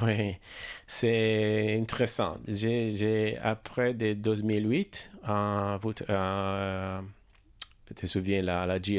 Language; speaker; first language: French; non-native, learner; Italian